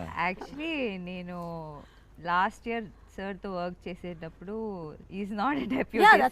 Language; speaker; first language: Telugu; non-native, learner; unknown